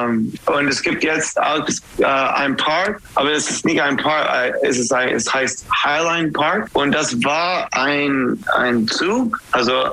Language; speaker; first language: German; non-native, fluent; English